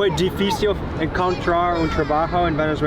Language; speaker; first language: Spanish; non-native, learner; English